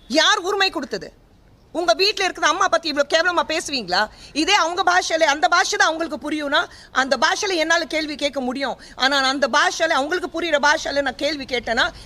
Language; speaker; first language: Tamil; non-native, fluent; Hindi